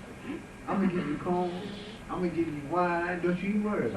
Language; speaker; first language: English; native; English